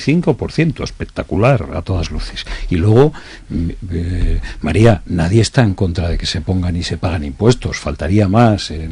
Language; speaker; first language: Spanish; native; Spanish